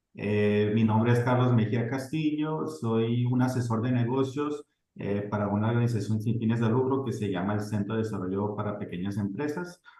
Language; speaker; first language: Spanish; early bilingual, heritage; Spanish